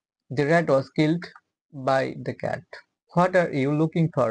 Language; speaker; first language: English; non-native, local second language; Bangla